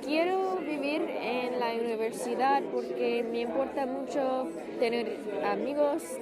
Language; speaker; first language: Spanish; non-native, fluent; English